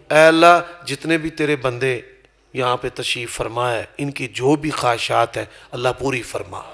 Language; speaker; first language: Urdu; non-native, local second language; Punjabi